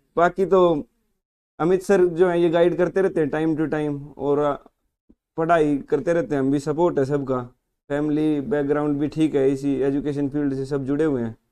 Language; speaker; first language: Hindi; native; Hindi